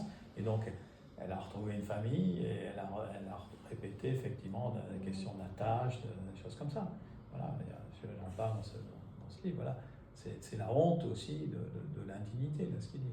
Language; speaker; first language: French; native; French